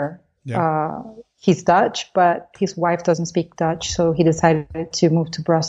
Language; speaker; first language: English; non-native, fluent; Spanish